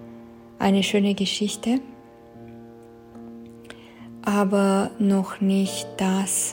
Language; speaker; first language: German; non-native, fluent; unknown